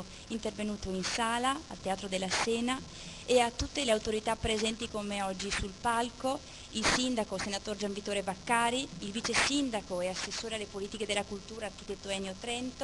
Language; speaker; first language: Italian; native; Italian